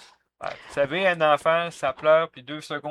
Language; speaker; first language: French; native; French